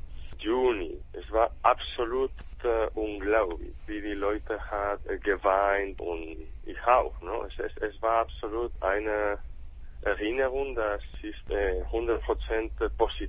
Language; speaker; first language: German; non-native, learner; Spanish